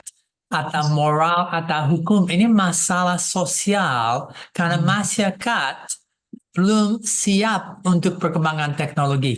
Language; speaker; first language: Indonesian; non-native, fluent; English